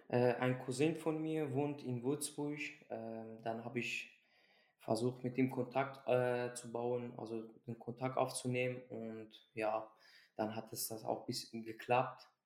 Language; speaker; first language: German; early bilingual, other home language; Persian